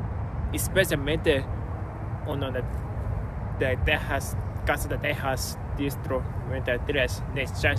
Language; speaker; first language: Spanish; non-native, learner; English